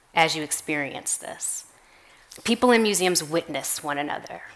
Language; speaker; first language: English; native; English